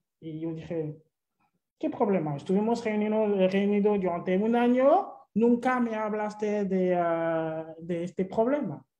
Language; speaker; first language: Spanish; non-native, fluent; French